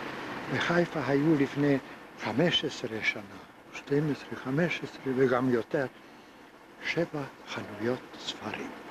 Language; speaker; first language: Hebrew; non-native, fluent; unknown